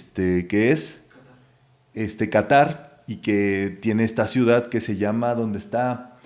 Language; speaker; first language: Spanish; native; Spanish